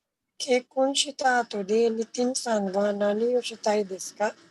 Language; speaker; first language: Japanese; non-native, learner; Malayalam